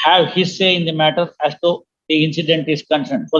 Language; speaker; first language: English; non-native, local second language; Kannada